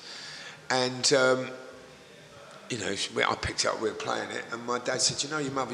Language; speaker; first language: English; native; English